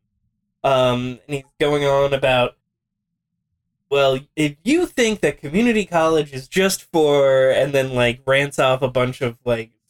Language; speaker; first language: English; native; English